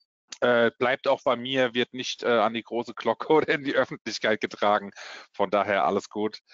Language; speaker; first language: German; native; German